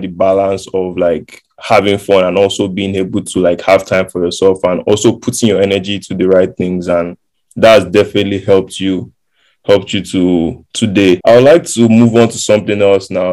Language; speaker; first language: English; non-native, local second language; Yoruba